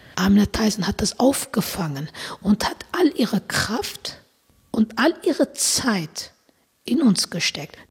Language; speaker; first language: German; non-native, fluent; Turkish